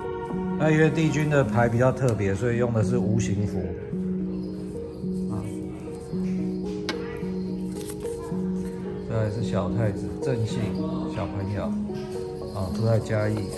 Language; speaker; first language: Chinese; native; Chinese